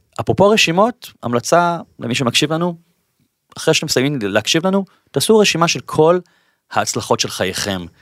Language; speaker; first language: Hebrew; native; Hebrew